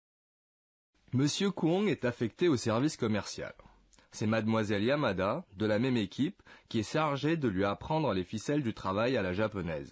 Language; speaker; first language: French; non-native, local second language; Arabic